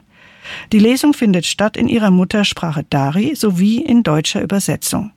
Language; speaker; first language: German; native; German